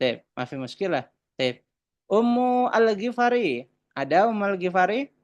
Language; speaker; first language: Arabic; non-native, fluent; Indonesian